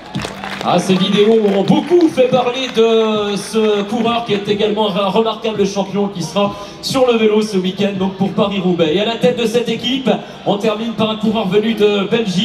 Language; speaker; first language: French; native; French